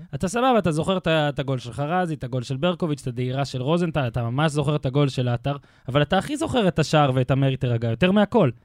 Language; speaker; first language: Hebrew; native; Hebrew